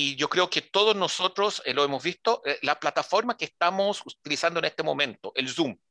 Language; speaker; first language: Spanish; early bilingual, heritage; Spanish